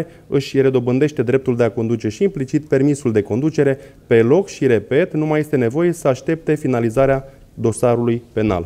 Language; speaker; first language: Romanian; native; Romanian